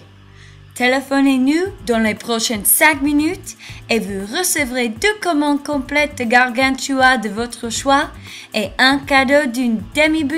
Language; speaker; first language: French; non-native, learner; English